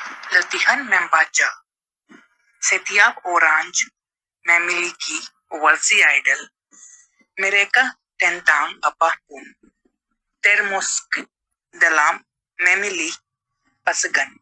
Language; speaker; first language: Indonesian; non-native, learner; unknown